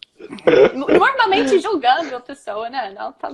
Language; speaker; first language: Portuguese; non-native, fluent; English